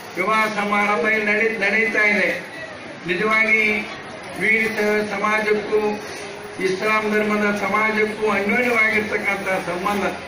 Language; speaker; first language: Kannada; native; Kannada